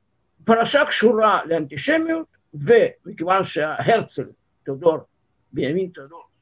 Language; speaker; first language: Hebrew; non-native, fluent; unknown